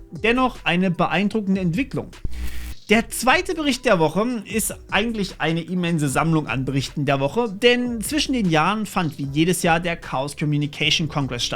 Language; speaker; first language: German; native; German